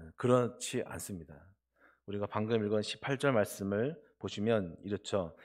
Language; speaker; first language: Korean; native; Korean